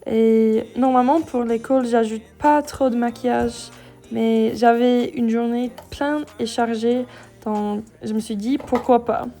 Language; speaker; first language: French; non-native, learner; English